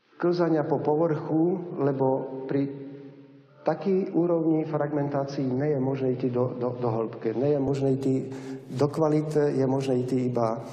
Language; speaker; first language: Slovak; non-native, local second language; Rusyn